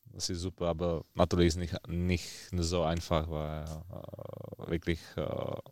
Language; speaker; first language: German; non-native, fluent; Czech